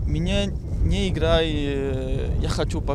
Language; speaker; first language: Russian; non-native, learner; French